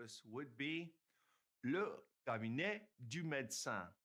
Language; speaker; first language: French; non-native, fluent; English